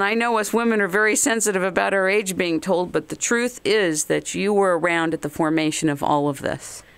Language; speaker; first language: English; native; English